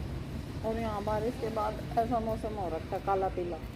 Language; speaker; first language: Hindi; native; Hindi